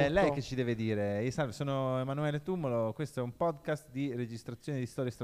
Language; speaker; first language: Italian; native; Italian